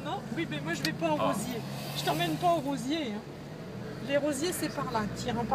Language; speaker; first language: French; native; French